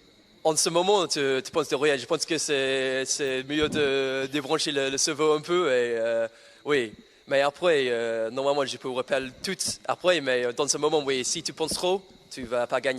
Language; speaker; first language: French; non-native, learner; English